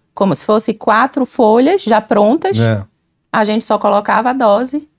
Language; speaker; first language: Portuguese; native; Portuguese